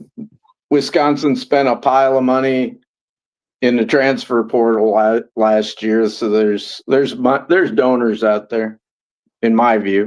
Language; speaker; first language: English; native; English